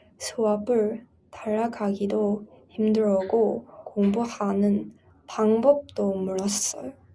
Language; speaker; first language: Korean; non-native, learner; English